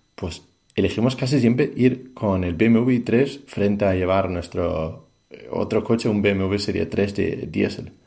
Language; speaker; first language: Spanish; non-native, fluent; Danish